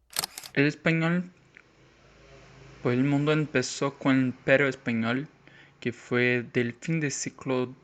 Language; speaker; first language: Spanish; non-native, learner; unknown